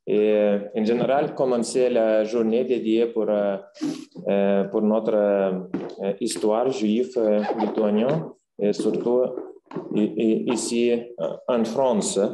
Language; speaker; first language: French; non-native, fluent; Lithuanian